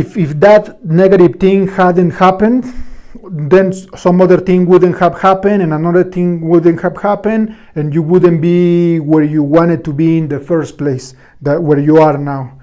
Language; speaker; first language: English; non-native, fluent; Spanish